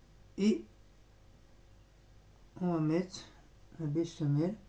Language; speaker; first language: French; native; French